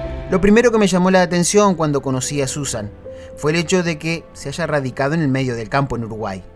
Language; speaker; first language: Spanish; native; Spanish